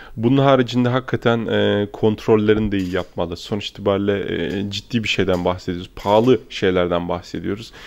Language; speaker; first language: Turkish; early bilingual, heritage; Turkish